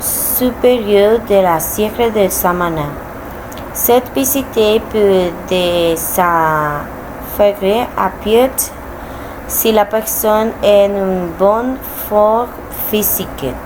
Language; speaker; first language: French; non-native, learner; Spanish